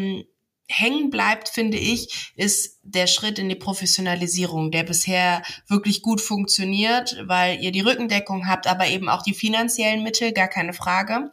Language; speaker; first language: German; native; German